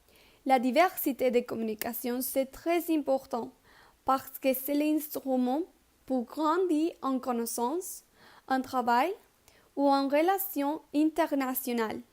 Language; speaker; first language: French; non-native, learner; Spanish